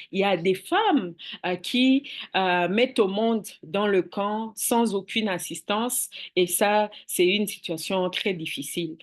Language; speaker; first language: French; non-native, local second language; Swahili